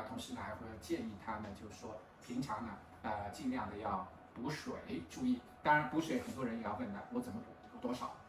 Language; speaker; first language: Chinese; native; Chinese